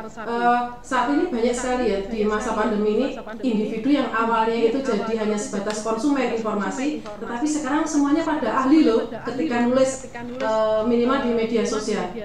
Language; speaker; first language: Indonesian; native; Indonesian